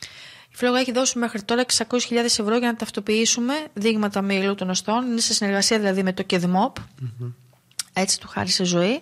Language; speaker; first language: Greek; native; Greek